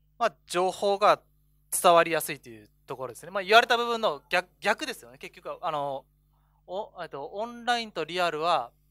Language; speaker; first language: Japanese; native; Japanese